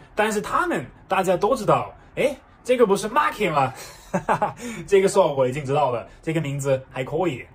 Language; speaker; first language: Chinese; non-native, fluent; German